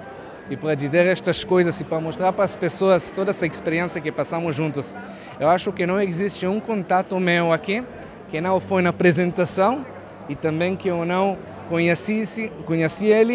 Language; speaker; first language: Portuguese; non-native, fluent; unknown